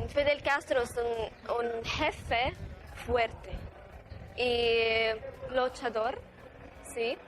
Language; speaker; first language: Spanish; early bilingual, heritage; Arabic